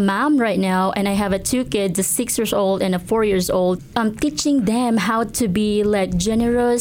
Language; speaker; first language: English; non-native, local second language; Cebuano